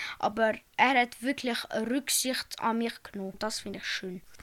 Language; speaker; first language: German; native; German